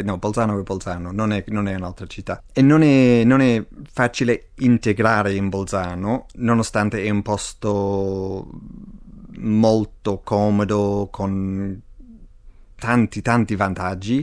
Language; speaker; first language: Italian; non-native, fluent; English